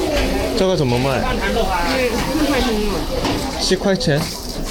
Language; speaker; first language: Chinese; non-native, fluent; Korean